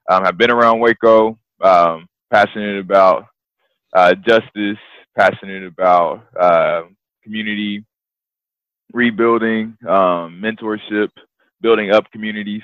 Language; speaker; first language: English; native; English